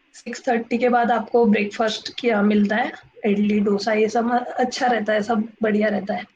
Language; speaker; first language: Hindi; non-native, local second language; Marathi